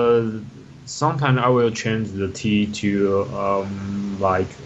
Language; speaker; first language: English; non-native, learner; Chinese